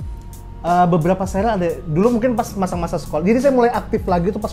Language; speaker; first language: Indonesian; native; Indonesian